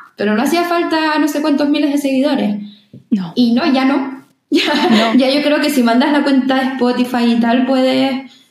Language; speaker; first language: Spanish; native; Spanish